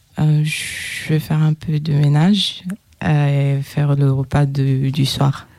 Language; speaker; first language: French; non-native, local second language; Kinyarwanda